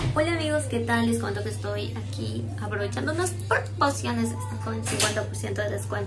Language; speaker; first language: Spanish; native; Spanish